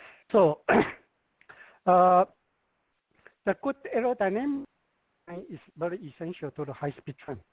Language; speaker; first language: English; non-native, fluent; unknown